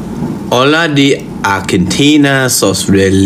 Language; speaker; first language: Spanish; non-native, learner; Thai